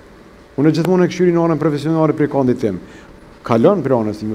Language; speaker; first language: Albanian; native; Albanian